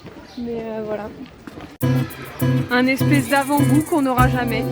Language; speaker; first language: French; native; French